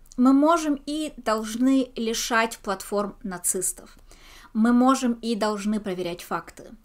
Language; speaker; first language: Russian; early bilingual, heritage; Russian